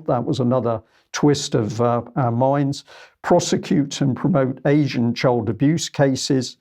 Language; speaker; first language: English; native; English